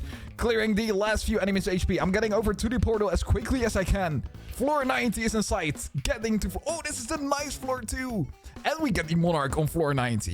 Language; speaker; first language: English; non-native, fluent; Dutch